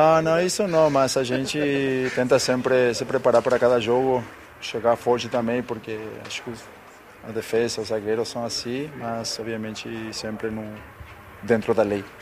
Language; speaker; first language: Portuguese; non-native, fluent; Spanish